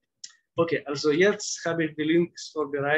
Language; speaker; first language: German; non-native, fluent; Russian